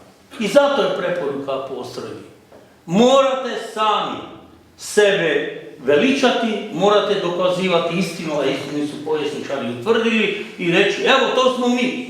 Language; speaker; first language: Croatian; native; Croatian